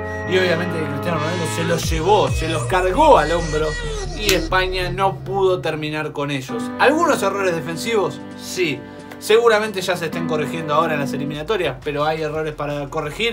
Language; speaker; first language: Spanish; native; Spanish